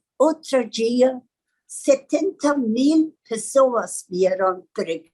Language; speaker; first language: Portuguese; non-native, learner; Persian